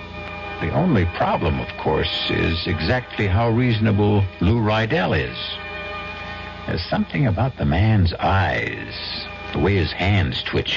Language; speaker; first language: English; native; English